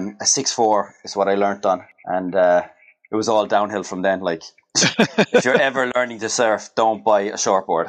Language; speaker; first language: English; native; English